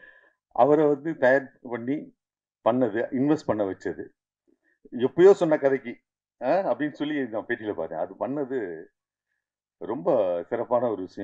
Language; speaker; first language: Tamil; native; Tamil